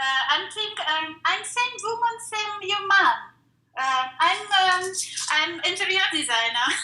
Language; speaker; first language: English; non-native, learner; Russian